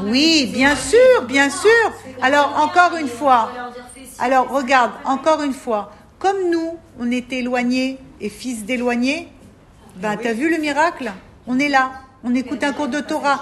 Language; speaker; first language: French; native; French